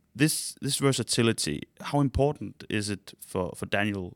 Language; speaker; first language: English; non-native, fluent; Danish